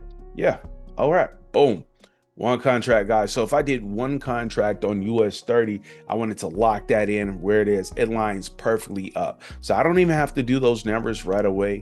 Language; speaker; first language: English; native; English